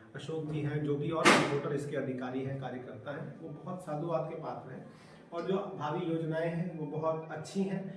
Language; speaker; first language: Hindi; native; Hindi